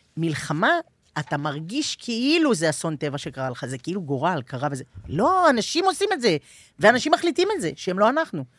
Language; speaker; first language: Hebrew; native; Hebrew